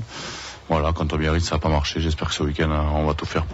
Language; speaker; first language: French; native; French